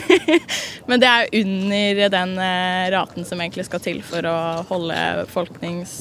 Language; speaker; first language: Norwegian; native; Norwegian